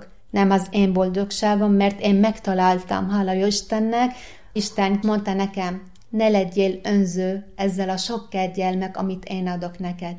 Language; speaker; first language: Hungarian; non-native, learner; Arabic